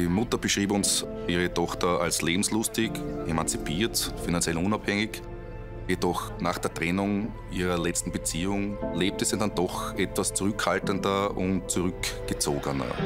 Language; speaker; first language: German; native; German